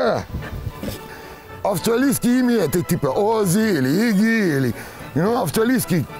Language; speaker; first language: Russian; non-native, learner; English